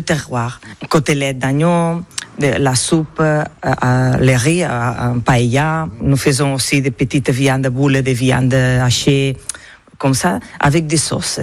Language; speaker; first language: French; non-native, learner; Catalan